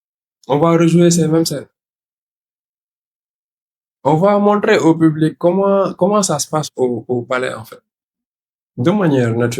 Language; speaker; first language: French; non-native, local second language; Wolof